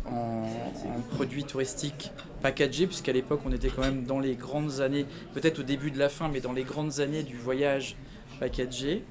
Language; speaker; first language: French; native; French